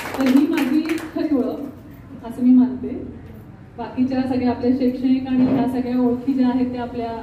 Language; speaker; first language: Marathi; native; Marathi